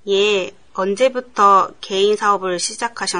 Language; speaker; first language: Korean; non-native, learner; Japanese